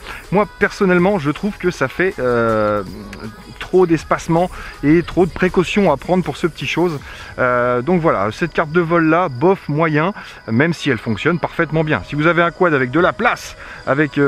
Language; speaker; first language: French; native; French